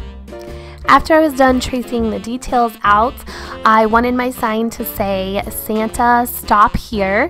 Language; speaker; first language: English; native; English